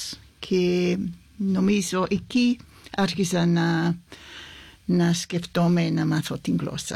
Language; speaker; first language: Greek; non-native, fluent; English